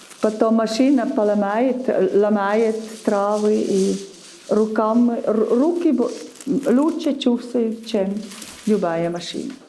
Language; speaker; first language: Russian; non-native, learner; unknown